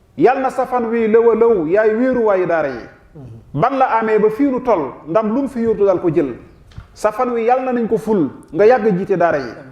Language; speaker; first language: Wolof; native; Wolof